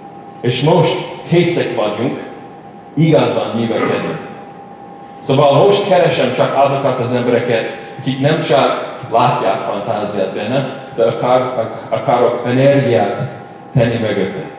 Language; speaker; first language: Hungarian; non-native, learner; English